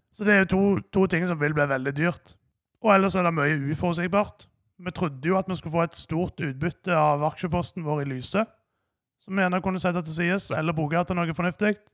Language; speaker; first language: Norwegian; native; Norwegian